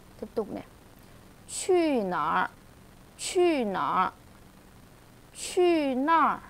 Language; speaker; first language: Chinese; non-native, fluent; Vietnamese